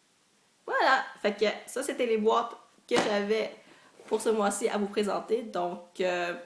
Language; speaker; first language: French; native; French